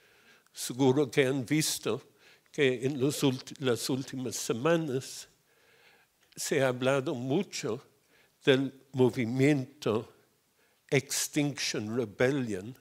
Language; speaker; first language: Spanish; non-native, fluent; English